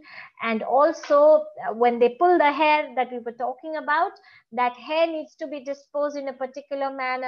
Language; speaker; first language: English; non-native, local second language; Gujarati